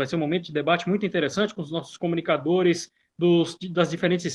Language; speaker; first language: Portuguese; native; Portuguese